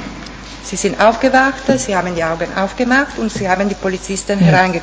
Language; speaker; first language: German; non-native, fluent; Italian